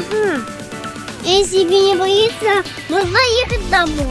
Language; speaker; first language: Russian; early bilingual, heritage; Russian